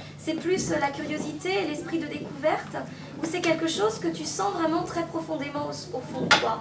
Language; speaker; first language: French; native; French